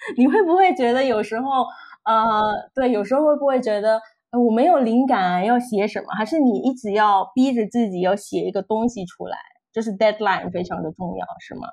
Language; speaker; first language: Chinese; non-native, fluent; Min Nan Chinese